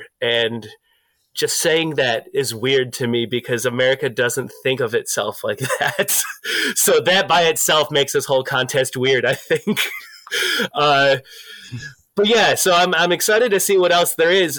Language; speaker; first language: English; native; English